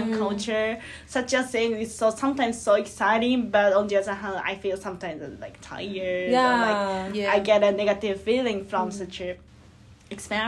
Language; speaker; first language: English; non-native, learner; Japanese